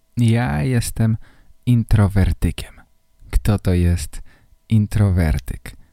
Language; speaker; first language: Polish; native; Polish